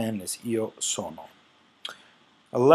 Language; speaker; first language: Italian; non-native, fluent; English